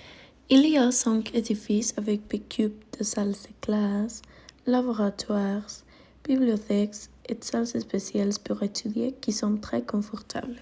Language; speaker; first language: French; non-native, learner; Spanish